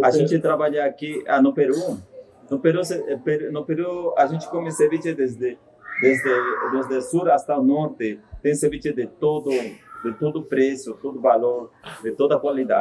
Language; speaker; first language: Portuguese; non-native, fluent; Spanish